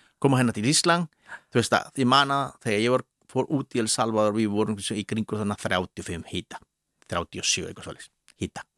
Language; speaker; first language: Icelandic; non-native, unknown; Spanish